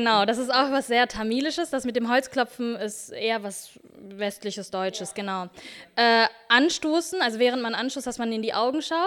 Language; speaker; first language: German; native; German